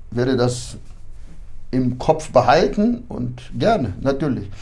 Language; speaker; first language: German; early bilingual, heritage; German